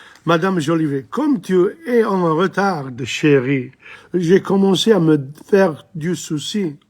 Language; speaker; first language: French; non-native, fluent; English